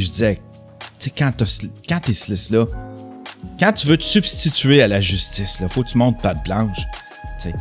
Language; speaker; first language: French; native; French